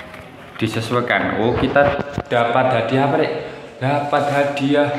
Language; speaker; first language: Indonesian; native; Indonesian